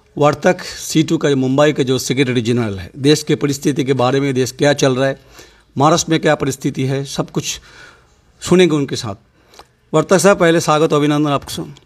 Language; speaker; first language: Hindi; non-native, local second language; Bangla